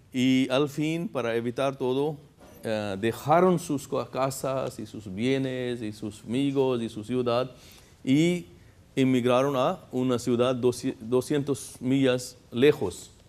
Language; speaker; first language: Spanish; non-native, fluent; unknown